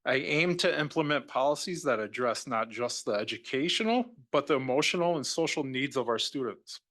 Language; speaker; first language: English; native; English